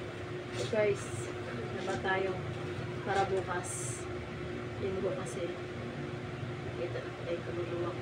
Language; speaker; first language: Filipino; native; Filipino